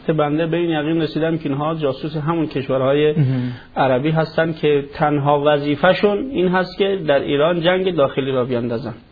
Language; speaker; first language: Persian; native; Persian